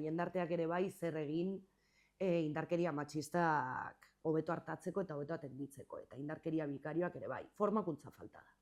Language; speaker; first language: Basque; native; Basque